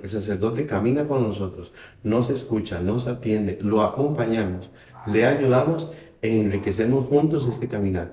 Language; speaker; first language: Spanish; native; Spanish